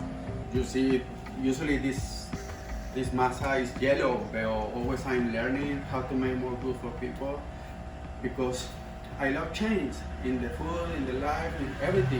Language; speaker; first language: English; non-native, learner; Spanish